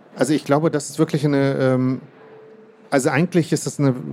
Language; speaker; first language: German; early bilingual, other home language; Russian